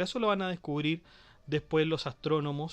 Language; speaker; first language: Spanish; native; Spanish